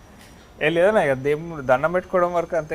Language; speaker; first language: Telugu; native; Telugu